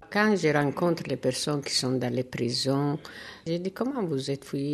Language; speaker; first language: French; non-native, learner; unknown